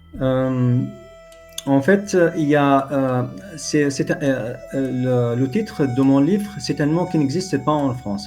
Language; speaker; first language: French; non-native, fluent; Arabic